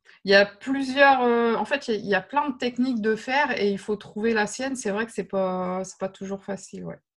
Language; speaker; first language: French; native; French